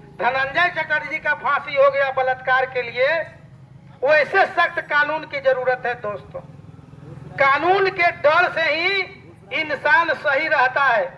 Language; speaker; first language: Hindi; native; Hindi